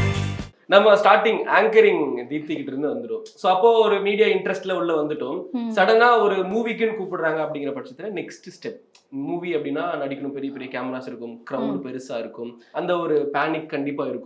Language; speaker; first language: Tamil; native; Tamil